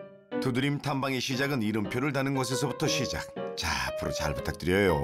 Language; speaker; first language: Korean; native; Korean